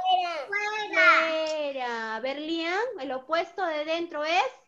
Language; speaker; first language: Spanish; native; Spanish